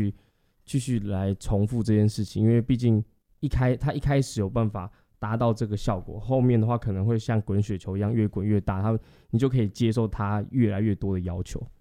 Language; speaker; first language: Chinese; native; Chinese